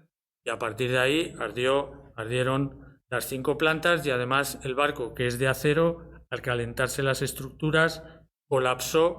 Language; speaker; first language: Spanish; native; Spanish